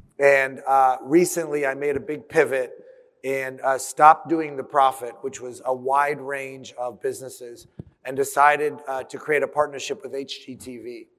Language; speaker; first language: English; early bilingual, other home language; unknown